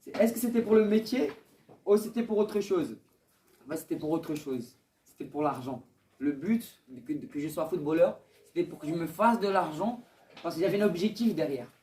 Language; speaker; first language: French; early bilingual, other home language; Portuguese